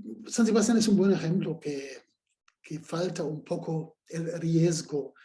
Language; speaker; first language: Spanish; non-native, fluent; German